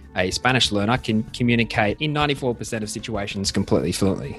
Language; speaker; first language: English; native; English